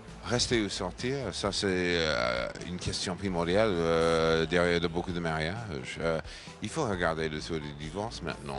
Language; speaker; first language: French; non-native, fluent; English